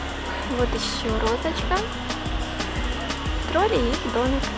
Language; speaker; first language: Russian; native; Russian